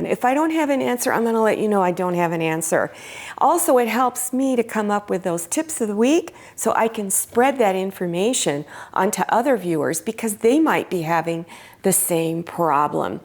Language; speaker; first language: English; native; English